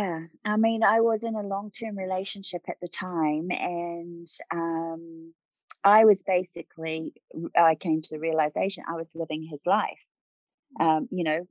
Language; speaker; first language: English; native; English